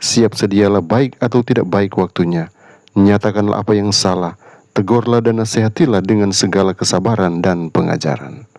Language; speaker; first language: Indonesian; native; Indonesian